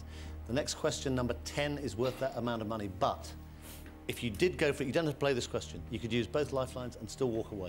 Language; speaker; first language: English; native; English